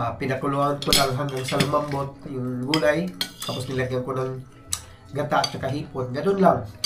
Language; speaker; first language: Filipino; non-native, local second language; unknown